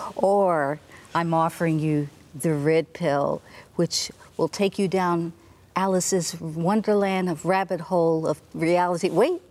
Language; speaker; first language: English; native; English